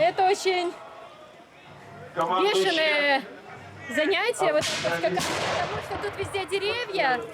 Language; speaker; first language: Russian; native; Russian